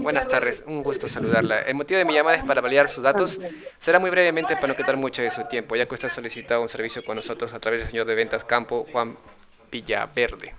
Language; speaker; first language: Spanish; native; Spanish